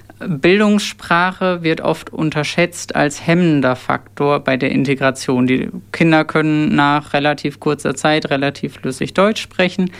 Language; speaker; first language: German; early bilingual, other home language; Turkish